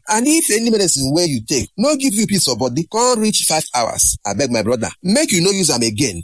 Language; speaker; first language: Nigerian Pidgin; native; Nigerian Pidgin